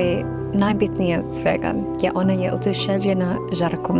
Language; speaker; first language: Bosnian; non-native, fluent; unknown